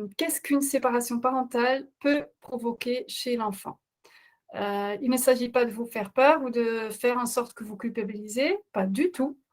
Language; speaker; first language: French; non-native, fluent; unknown